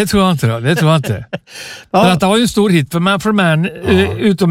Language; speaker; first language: Swedish; native; Swedish